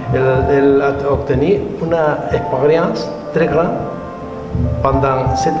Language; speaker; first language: French; non-native, learner; Spanish